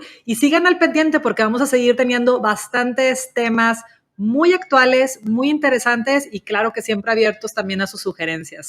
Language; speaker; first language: Spanish; native; Spanish